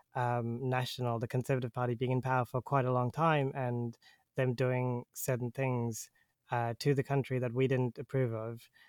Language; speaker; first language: English; native; English